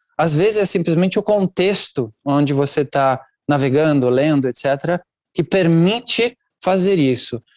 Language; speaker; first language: Portuguese; non-native, fluent; Italian